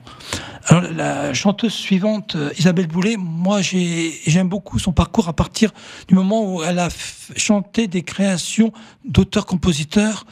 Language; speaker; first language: French; native; French